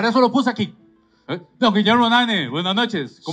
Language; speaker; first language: Spanish; native; Spanish